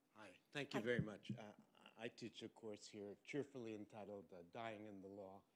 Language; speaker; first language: English; native; English